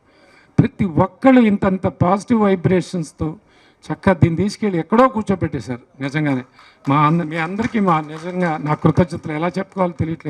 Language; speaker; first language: Telugu; native; Telugu